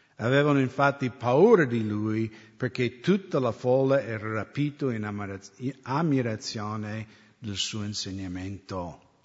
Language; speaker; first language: Italian; non-native, fluent; English